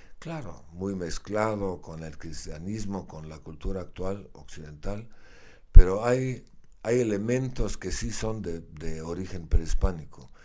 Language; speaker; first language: Spanish; non-native, fluent; Slovenian